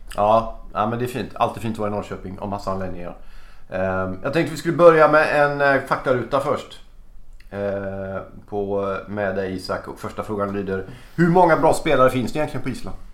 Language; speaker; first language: Swedish; native; Swedish